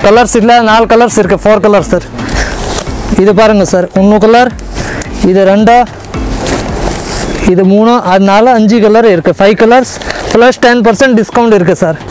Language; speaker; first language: Tamil; native; Tamil